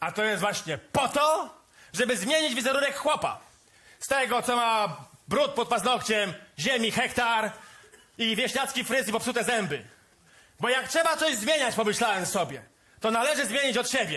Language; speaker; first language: Polish; native; Polish